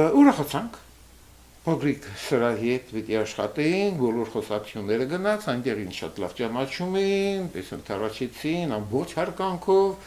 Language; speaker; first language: Armenian; early bilingual, heritage; Armenian